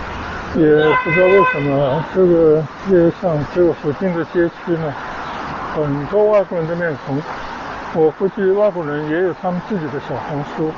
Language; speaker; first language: Chinese; native; Chinese